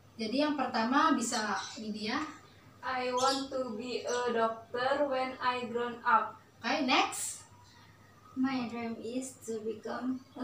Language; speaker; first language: English; non-native, learner; Indonesian